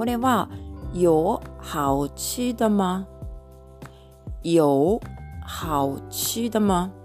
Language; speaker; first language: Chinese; non-native, learner; Japanese